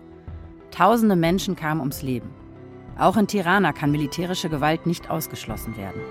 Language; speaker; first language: German; native; German